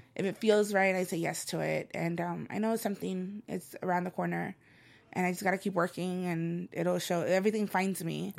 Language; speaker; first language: English; non-native, fluent; Spanish